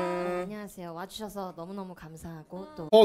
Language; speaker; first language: Korean; native; Korean